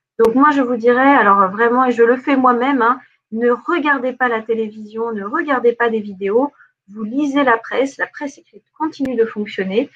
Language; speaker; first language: French; native; French